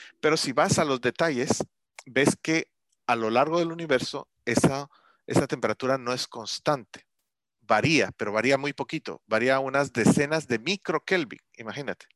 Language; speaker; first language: Spanish; native; Spanish